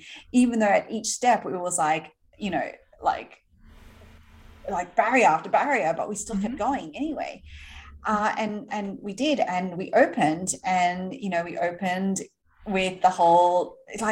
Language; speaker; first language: English; native; English